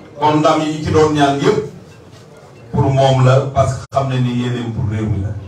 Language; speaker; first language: Wolof; non-native, local second language; Serer